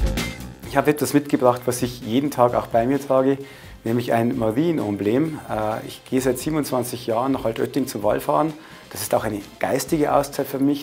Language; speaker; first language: German; native; German